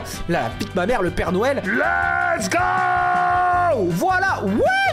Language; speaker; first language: French; native; French